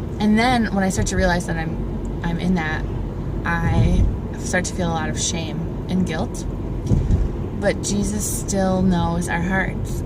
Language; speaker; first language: English; native; English